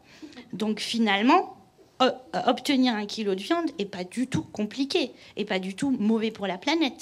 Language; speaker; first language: French; native; French